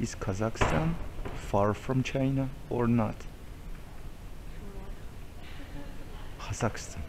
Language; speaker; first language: English; non-native, fluent; Russian